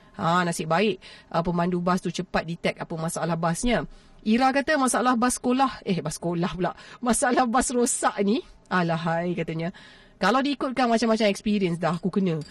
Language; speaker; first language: Malay; native; Malay